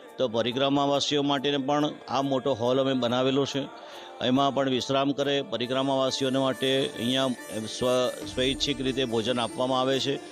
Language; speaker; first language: Gujarati; native; Gujarati